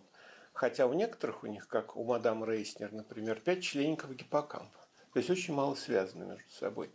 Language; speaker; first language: Russian; native; Russian